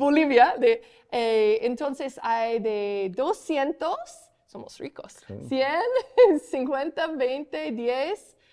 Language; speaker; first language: Spanish; non-native, learner; English